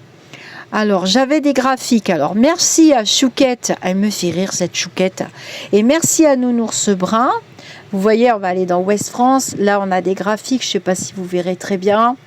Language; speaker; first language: French; native; French